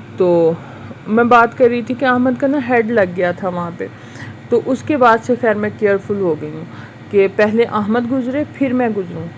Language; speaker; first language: Urdu; native; Urdu